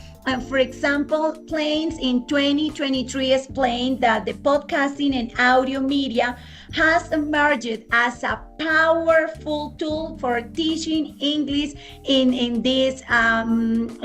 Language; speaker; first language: English; non-native, fluent; Spanish